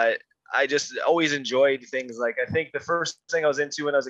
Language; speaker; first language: English; native; English